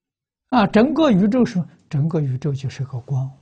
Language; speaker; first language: Chinese; native; Chinese